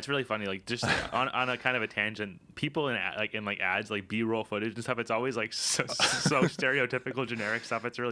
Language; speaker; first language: English; native; English